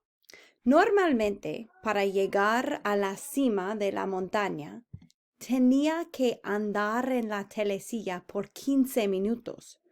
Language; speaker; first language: Spanish; non-native, fluent; English